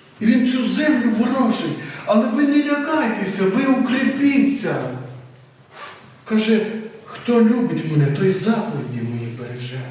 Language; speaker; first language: Ukrainian; native; Ukrainian